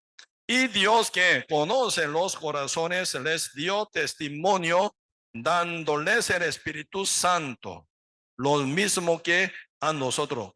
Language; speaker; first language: Spanish; non-native, learner; Korean